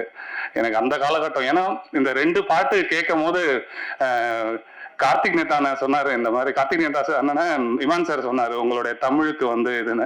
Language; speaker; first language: Tamil; native; Tamil